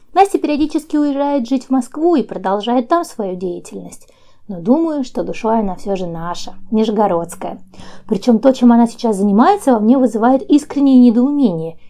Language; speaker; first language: Russian; native; Russian